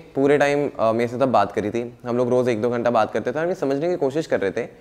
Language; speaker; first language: Hindi; native; Hindi